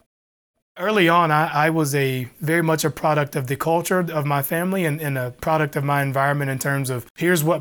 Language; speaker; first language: English; native; English